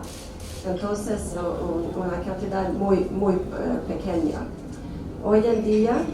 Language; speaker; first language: Spanish; non-native, fluent; Swedish